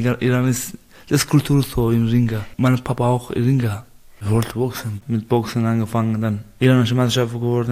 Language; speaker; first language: German; non-native, learner; Persian